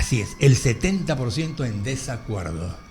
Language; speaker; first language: Spanish; native; Spanish